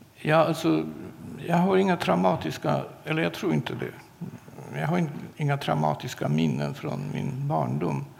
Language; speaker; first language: Swedish; non-native, fluent; Polish